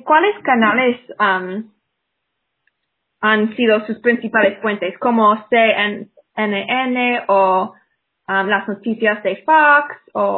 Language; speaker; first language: Spanish; non-native, fluent; English